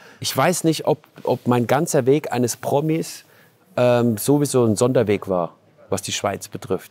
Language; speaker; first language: German; early bilingual, other home language; Turkish